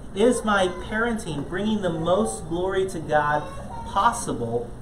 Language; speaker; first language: English; native; English